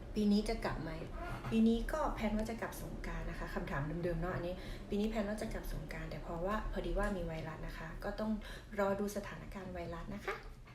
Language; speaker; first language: Thai; non-native, local second language; Northeastern Thai